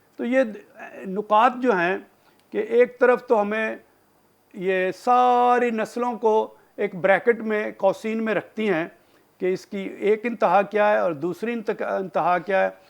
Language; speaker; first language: Urdu; non-native, local second language; Punjabi